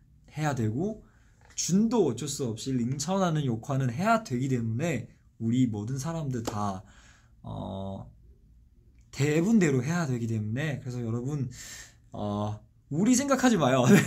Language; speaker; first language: Korean; non-native, fluent; Chinese